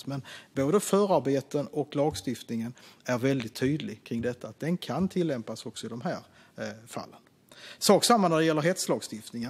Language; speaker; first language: Swedish; native; Swedish